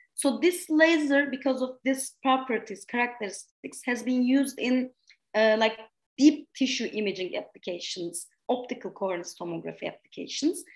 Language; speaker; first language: English; non-native, fluent; Turkish